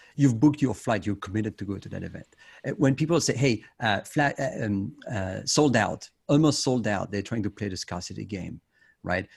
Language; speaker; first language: English; non-native, fluent; French